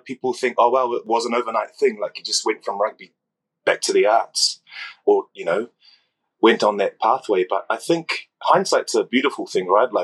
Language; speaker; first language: English; native; English